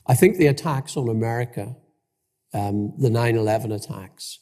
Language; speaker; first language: English; native; English